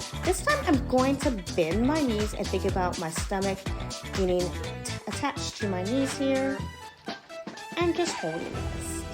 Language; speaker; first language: English; native; English